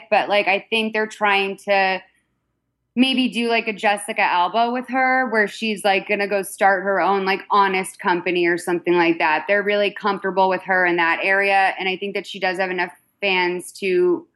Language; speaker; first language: English; native; English